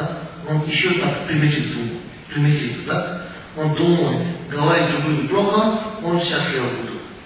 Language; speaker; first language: Russian; non-native, learner; Tibetan